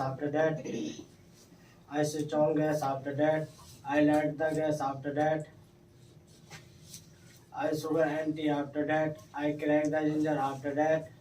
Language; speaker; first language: English; non-native, learner; Hindi